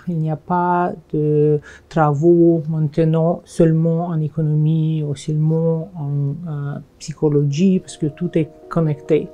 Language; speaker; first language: French; non-native, fluent; Russian